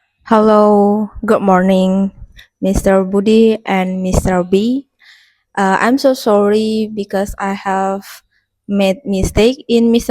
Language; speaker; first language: English; non-native, learner; Indonesian